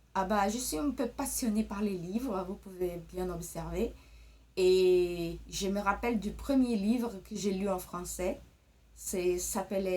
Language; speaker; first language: French; early bilingual, other home language; Portuguese